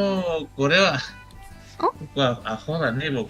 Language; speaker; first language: Japanese; non-native, learner; Spanish